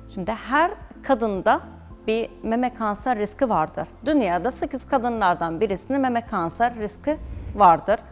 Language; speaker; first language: Turkish; non-native, fluent; Arabic